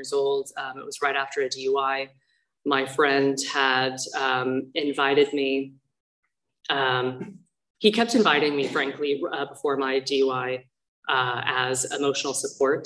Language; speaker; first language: English; native; English